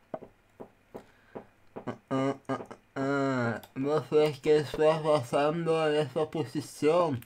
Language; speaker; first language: Spanish; native; Spanish